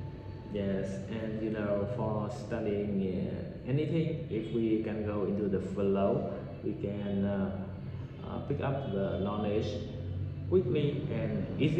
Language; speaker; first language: English; non-native, learner; Vietnamese